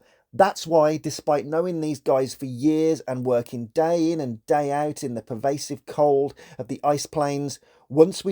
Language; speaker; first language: English; native; English